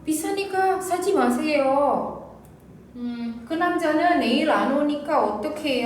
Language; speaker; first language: Korean; non-native, fluent; Indonesian